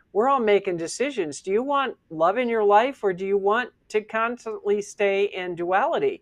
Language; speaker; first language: English; native; English